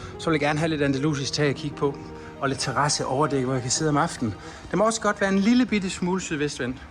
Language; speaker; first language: Danish; native; Danish